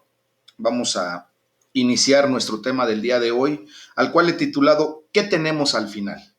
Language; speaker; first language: Spanish; native; Spanish